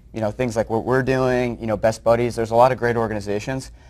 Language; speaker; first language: English; native; English